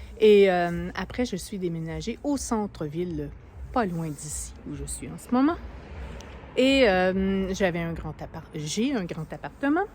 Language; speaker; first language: French; native; French